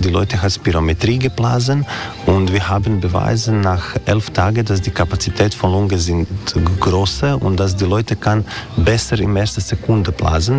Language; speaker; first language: German; non-native, learner; Croatian